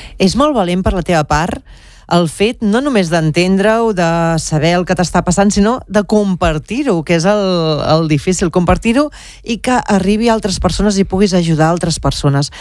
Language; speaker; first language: Catalan; native; Catalan